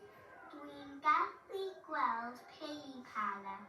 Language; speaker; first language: Welsh; non-native, local second language; English